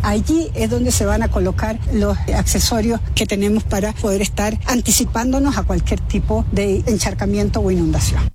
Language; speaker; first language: Spanish; native; Spanish